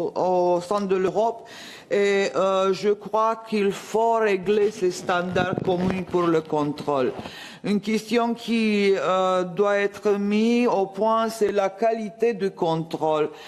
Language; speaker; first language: French; non-native, fluent; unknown